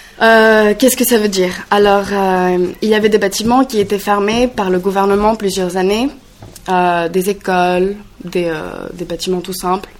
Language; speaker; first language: French; non-native, learner; Greek